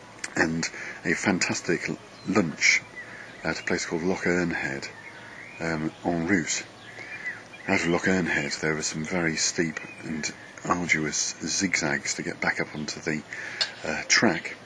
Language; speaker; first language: English; native; English